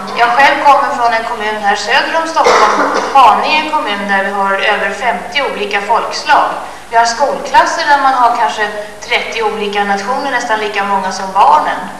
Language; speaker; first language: Swedish; native; Swedish